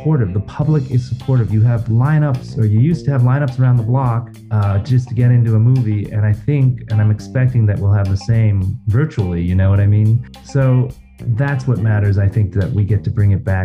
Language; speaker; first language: English; native; English